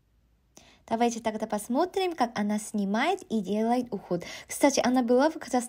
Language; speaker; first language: Russian; non-native, fluent; Korean